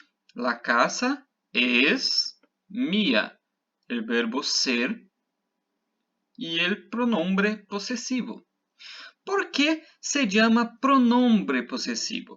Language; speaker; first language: Spanish; non-native, fluent; Portuguese